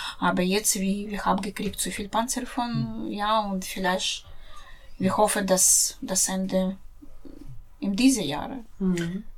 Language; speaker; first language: German; non-native, learner; Russian